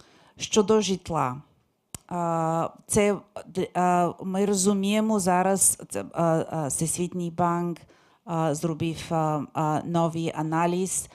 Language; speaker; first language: Ukrainian; non-native, fluent; English